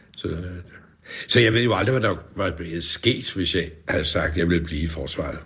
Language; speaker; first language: Danish; native; Danish